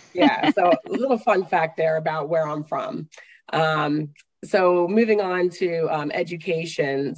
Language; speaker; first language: English; native; English